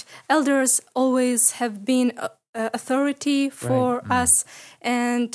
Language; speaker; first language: English; non-native, learner; Ingush